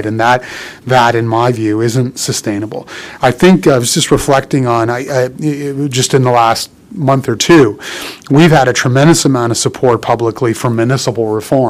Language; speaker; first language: English; native; English